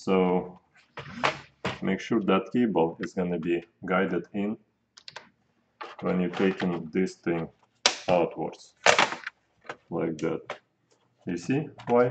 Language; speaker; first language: English; non-native, fluent; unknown